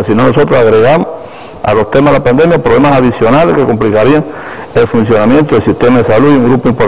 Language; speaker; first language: Spanish; native; Spanish